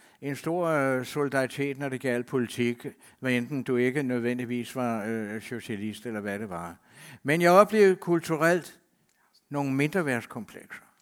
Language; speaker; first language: Danish; native; Danish